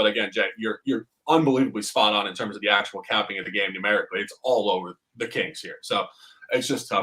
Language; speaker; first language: English; native; English